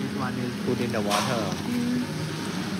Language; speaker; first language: English; non-native, learner; Thai